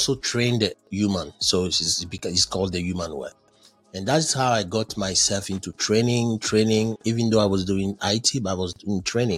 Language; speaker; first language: English; non-native, fluent; French